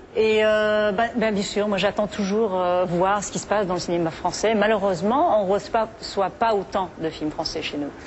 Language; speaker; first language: French; non-native, fluent; English